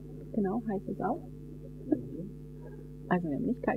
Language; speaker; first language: German; native; German